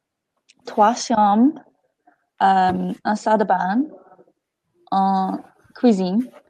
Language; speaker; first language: French; non-native, learner; English